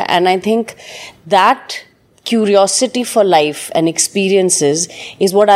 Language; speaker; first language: English; non-native, local second language; Hindi